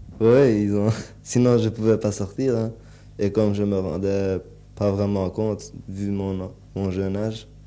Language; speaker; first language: French; early bilingual, other home language; Turkish